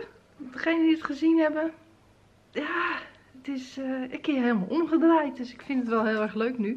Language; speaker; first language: Dutch; native; Dutch